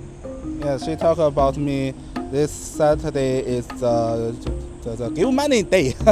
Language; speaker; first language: English; non-native, learner; Chinese